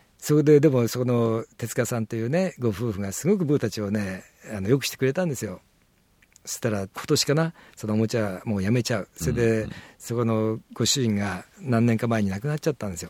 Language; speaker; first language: Japanese; native; Japanese